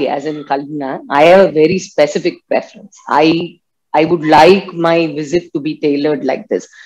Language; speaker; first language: English; non-native, local second language; Tamil